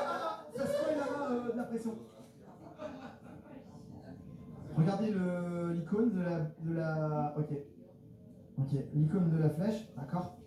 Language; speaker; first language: French; native; French